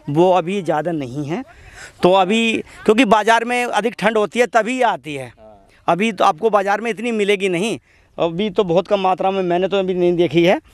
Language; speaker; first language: Hindi; native; Hindi